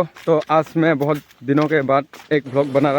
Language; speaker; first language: Hindi; non-native, local second language; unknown